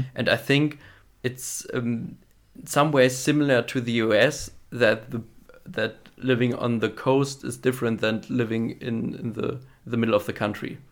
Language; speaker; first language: English; non-native, fluent; German